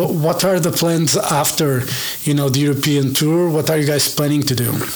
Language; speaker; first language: English; non-native, fluent; Portuguese